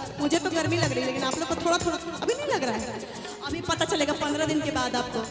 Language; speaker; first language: Hindi; non-native, local second language; Bhojpuri